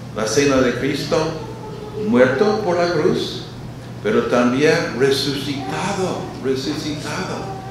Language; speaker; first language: Spanish; non-native, learner; English